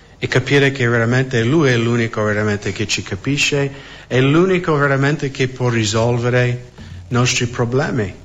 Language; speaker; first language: Italian; non-native, fluent; English